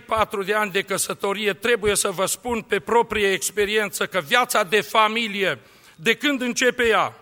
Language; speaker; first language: Romanian; native; Romanian